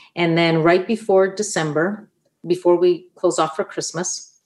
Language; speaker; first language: English; non-native, fluent; Italian